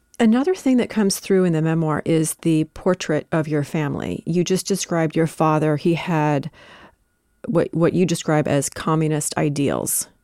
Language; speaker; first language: English; native; English